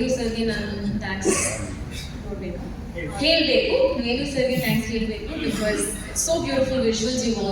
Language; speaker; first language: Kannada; non-native, learner; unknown